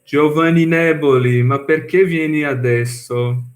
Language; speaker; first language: Italian; non-native, fluent; Portuguese